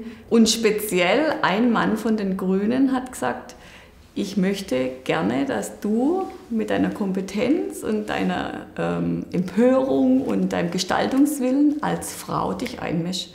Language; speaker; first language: German; native; German